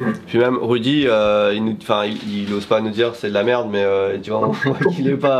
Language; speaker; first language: French; native; French